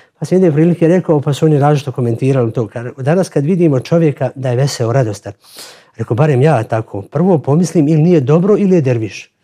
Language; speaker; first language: Bosnian; native; Bosnian